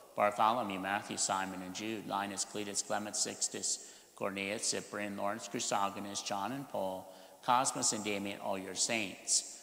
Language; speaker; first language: English; native; English